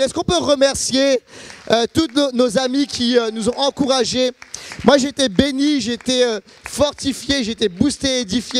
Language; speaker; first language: French; native; French